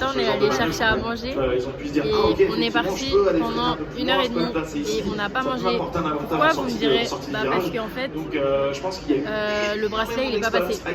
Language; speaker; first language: French; native; French